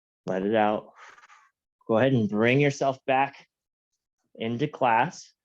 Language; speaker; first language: English; native; English